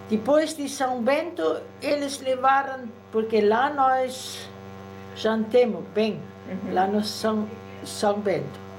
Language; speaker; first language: Portuguese; early bilingual, other home language; German